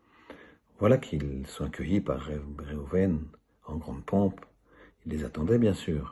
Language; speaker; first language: French; native; French